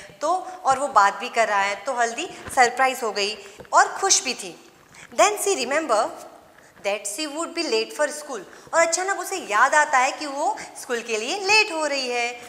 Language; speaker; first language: Hindi; non-native, local second language; Gujarati